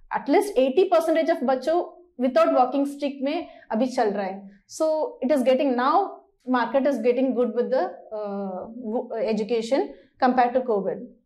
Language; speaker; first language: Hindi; non-native, local second language; Malayalam